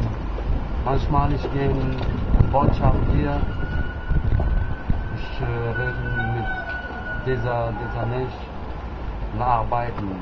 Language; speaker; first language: German; non-native, learner; Arabic